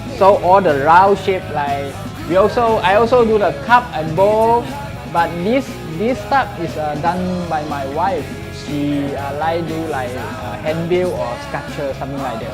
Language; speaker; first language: English; non-native, local second language; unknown